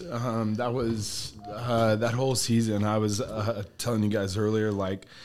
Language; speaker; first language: English; early bilingual, other home language; Filipino